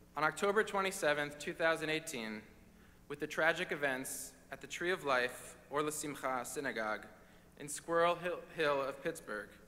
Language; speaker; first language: English; native; English